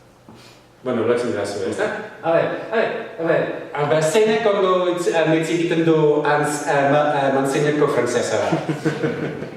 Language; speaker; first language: Basque; non-native, fluent; English